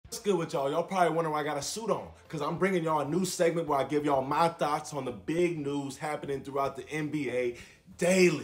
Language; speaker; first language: English; native; English